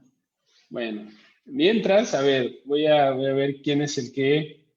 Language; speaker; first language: Spanish; native; Spanish